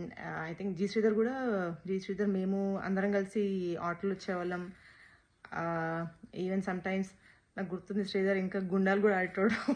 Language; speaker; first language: Telugu; native; Telugu